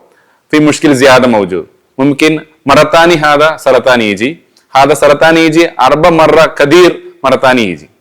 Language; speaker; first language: Arabic; non-native, learner; Malayalam